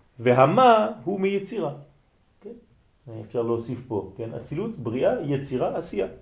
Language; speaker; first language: Hebrew; non-native, fluent; French